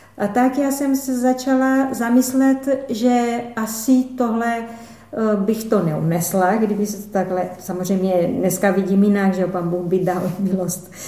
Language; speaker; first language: Czech; non-native, fluent; Portuguese